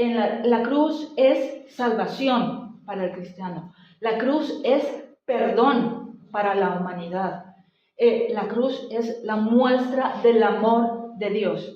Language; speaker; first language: Spanish; native; Spanish